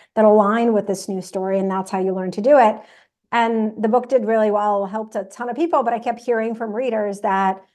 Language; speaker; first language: English; non-native, fluent; Russian